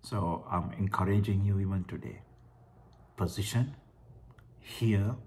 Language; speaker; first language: English; non-native, local second language; Sinhala